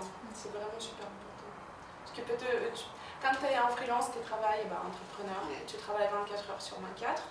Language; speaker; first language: French; non-native, fluent; Russian